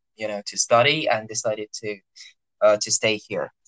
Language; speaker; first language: English; non-native, fluent; Russian